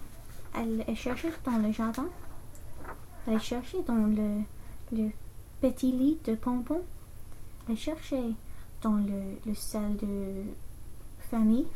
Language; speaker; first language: French; non-native, learner; English